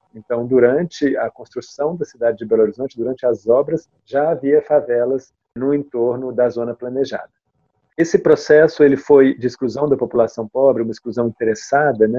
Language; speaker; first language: Portuguese; native; Portuguese